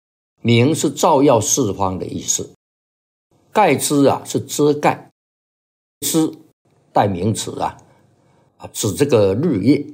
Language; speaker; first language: Chinese; native; Chinese